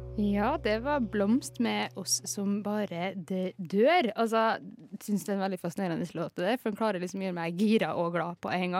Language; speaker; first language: Norwegian; native; Norwegian